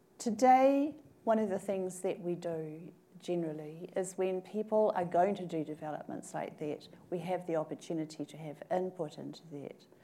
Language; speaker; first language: English; native; English